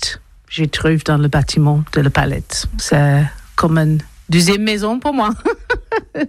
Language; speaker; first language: French; non-native, learner; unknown